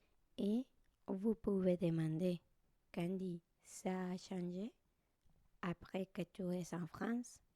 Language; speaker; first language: French; non-native, learner; Spanish